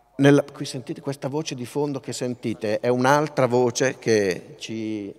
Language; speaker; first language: Italian; native; Italian